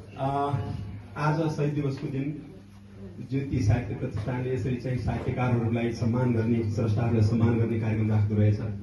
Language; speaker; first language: Nepali; non-native, local second language; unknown